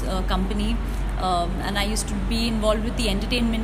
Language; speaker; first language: English; non-native, local second language; Bangla